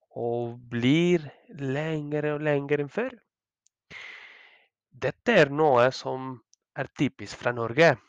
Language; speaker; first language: Norwegian; non-native, learner; Spanish